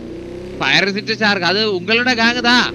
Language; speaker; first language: Tamil; non-native, learner; Malayalam